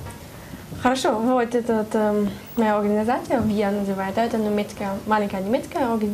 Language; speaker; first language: Russian; non-native, learner; German